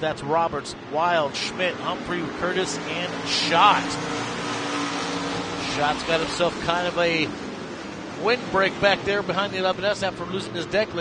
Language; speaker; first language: English; native; English